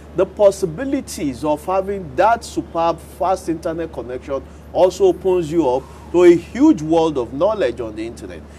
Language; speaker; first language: English; non-native, local second language; Yoruba